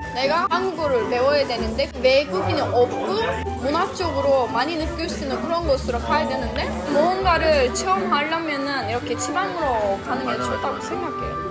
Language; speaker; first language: Korean; non-native, fluent; Turkish